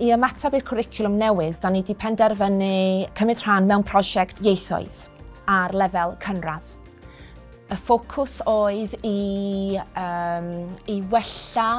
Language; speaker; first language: Welsh; native; Welsh